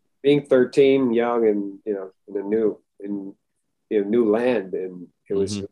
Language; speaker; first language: English; early bilingual, other home language; Filipino